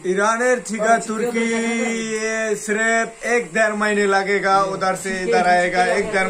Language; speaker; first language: Hindi; non-native, learner; Bangla